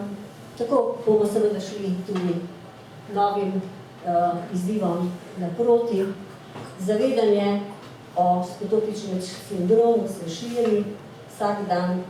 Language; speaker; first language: Slovenian; native; Slovenian